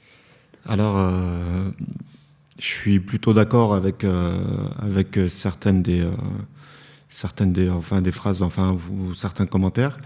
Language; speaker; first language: French; native; French